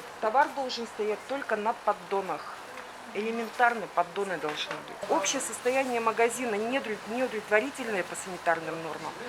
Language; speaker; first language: Russian; native; Russian